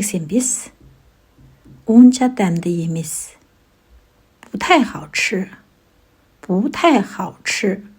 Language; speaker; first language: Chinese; non-native, fluent; Kazakh